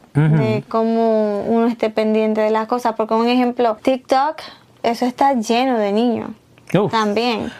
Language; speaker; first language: Spanish; native; Spanish